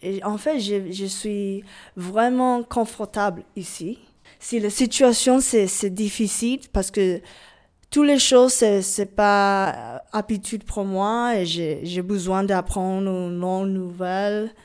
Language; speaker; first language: French; non-native, learner; English